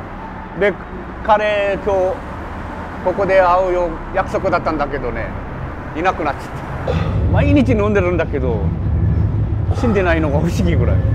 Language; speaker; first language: Japanese; non-native, fluent; Korean